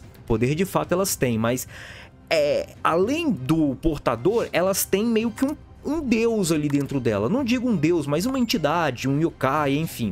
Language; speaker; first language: Portuguese; native; Portuguese